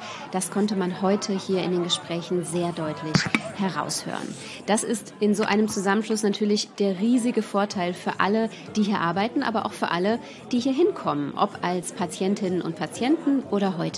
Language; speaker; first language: German; native; German